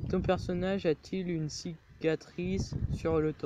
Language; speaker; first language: French; native; French